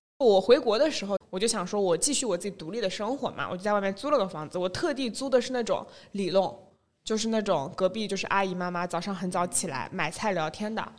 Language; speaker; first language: Chinese; native; Chinese